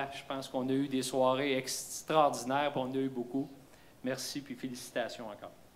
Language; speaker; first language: French; native; French